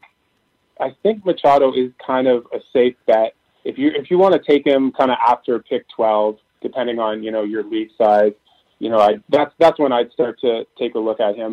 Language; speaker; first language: English; native; English